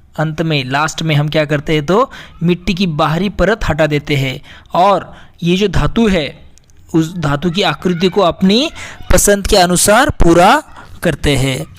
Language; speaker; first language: Hindi; native; Hindi